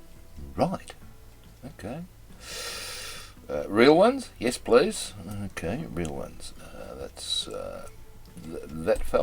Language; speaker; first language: English; native; English